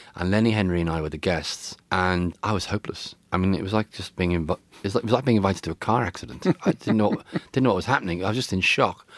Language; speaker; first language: English; native; English